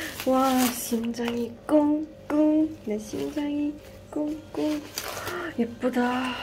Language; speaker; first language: Korean; non-native, learner; Kazakh